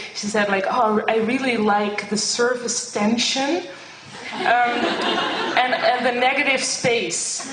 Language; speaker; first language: English; non-native, fluent; Dutch